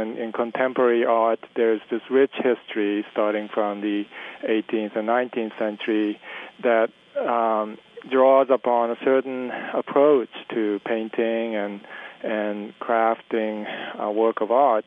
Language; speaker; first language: English; early bilingual, other home language; Japanese